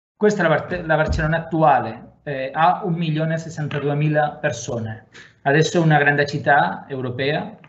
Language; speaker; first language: Italian; non-native, fluent; Catalan